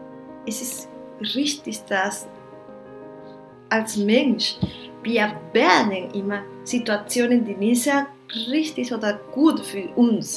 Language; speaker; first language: German; non-native, learner; Spanish